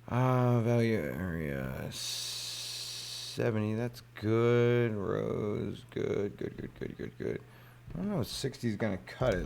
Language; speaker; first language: English; native; English